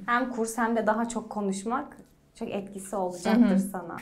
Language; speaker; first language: Turkish; native; Turkish